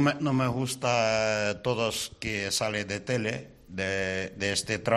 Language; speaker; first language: Spanish; non-native, learner; Ukrainian